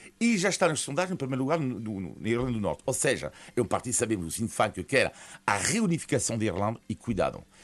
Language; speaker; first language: Portuguese; non-native, fluent; French